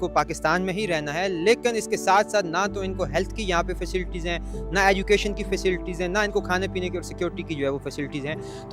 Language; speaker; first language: Urdu; native; Urdu